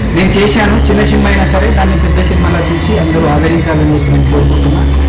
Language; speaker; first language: Telugu; non-native, local second language; Lambadi